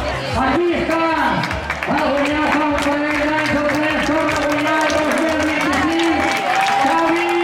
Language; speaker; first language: Catalan; native; Catalan